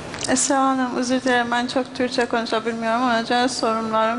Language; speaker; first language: Turkish; non-native, learner; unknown